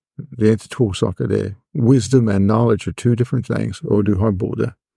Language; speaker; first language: Swedish; non-native, fluent; English